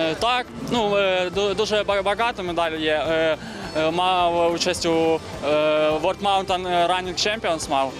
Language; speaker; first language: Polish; non-native, learner; Ukrainian